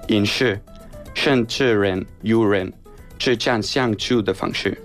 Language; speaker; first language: Chinese; non-native, learner; Spanish